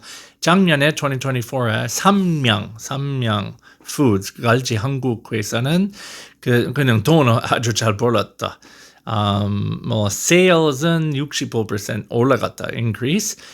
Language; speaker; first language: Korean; non-native, learner; English